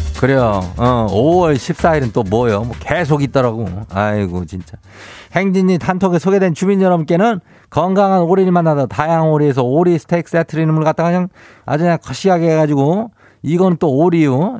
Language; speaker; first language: Korean; native; Korean